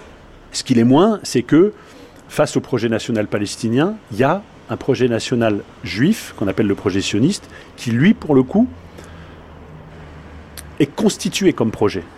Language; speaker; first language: French; native; French